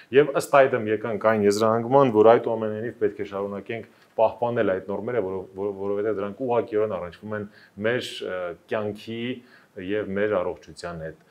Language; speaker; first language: Armenian; native; Armenian